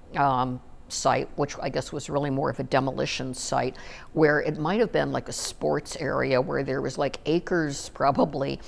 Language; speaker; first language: English; native; English